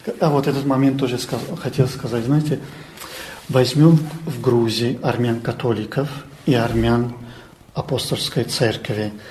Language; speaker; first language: Russian; non-native, local second language; Armenian